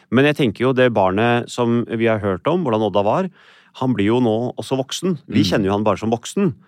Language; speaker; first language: Norwegian; early bilingual, other home language; Urdu